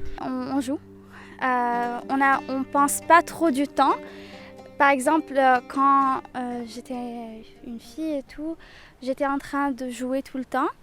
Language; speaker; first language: French; non-native, local second language; Arabic